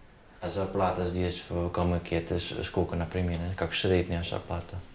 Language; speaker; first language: Russian; non-native, learner; Dutch